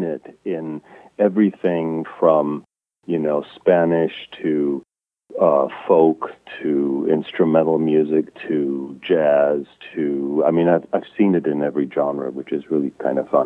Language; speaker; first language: English; non-native, fluent; German